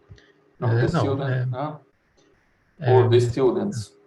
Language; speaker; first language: English; non-native, fluent; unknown